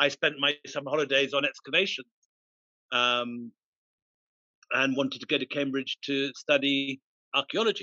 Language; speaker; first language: English; native; English